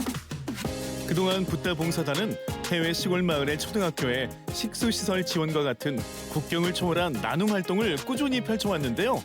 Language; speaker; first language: Korean; native; Korean